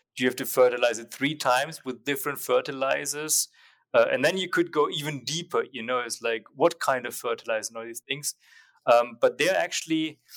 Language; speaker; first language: English; non-native, fluent; German